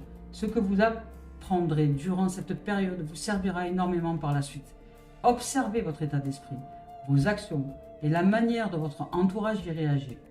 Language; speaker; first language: French; native; French